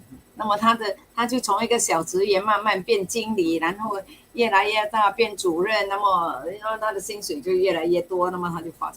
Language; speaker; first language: Chinese; native; Chinese